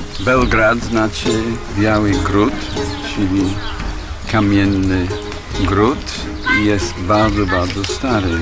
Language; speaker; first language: Polish; non-native, fluent; English